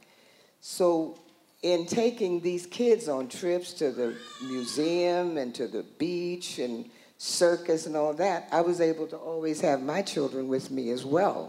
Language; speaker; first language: English; native; English